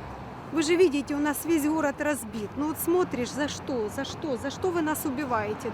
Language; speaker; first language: Russian; native; Russian